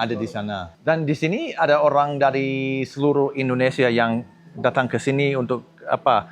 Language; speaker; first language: Indonesian; non-native, fluent; English